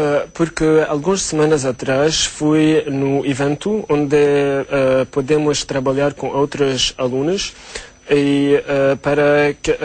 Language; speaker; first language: Portuguese; non-native, learner; Arabic